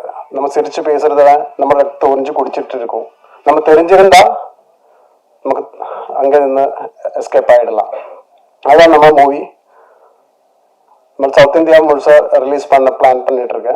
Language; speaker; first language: Tamil; non-native, learner; Malayalam